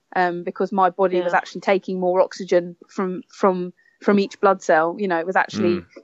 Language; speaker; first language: English; native; English